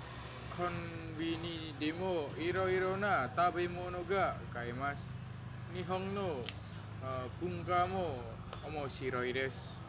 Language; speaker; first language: Japanese; non-native, learner; Indonesian